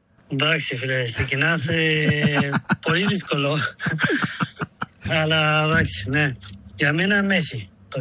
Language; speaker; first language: Greek; non-native, learner; Spanish